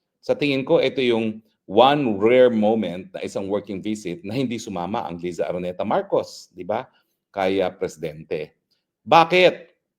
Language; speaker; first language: Filipino; native; Filipino